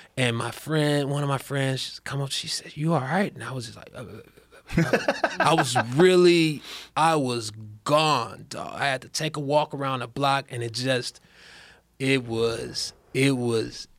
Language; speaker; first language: English; early bilingual, other home language; Akan